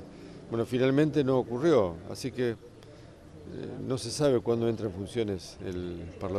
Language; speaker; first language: Spanish; native; Spanish